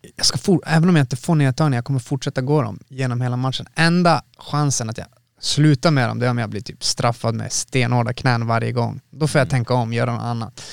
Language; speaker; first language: Swedish; native; Swedish